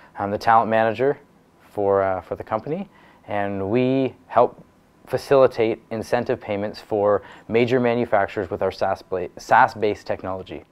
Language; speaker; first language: English; native; English